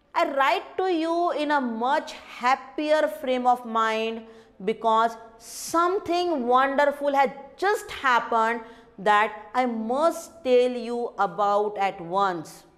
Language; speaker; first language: English; non-native, local second language; Hindi